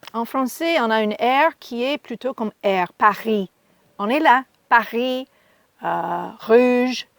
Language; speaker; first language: French; non-native, fluent; English